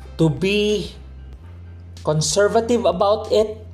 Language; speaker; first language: English; non-native, local second language; Filipino